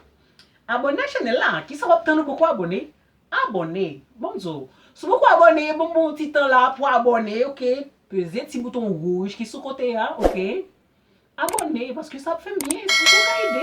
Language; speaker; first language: French; non-native, learner; Haitian Creole